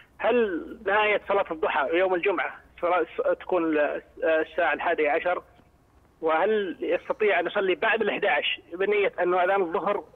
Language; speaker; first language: Arabic; native; Arabic